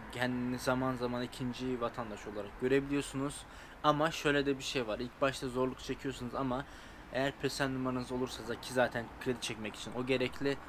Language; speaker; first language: Turkish; native; Turkish